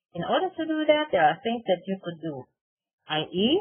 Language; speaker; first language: English; non-native, fluent; Indonesian